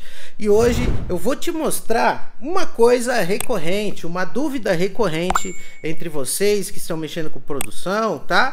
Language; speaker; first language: Portuguese; native; Portuguese